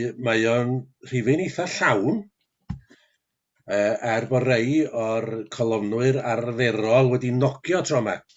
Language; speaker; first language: Welsh; native; Welsh